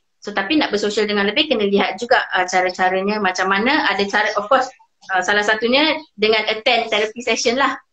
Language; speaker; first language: Malay; native; Malay